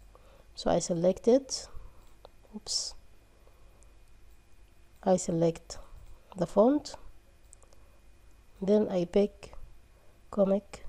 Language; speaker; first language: English; non-native, fluent; Arabic